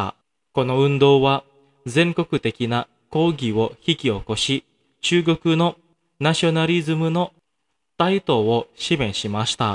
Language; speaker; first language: Japanese; non-native, fluent; Indonesian